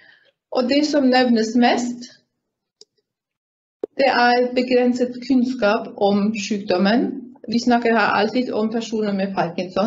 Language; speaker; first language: Norwegian; non-native, fluent; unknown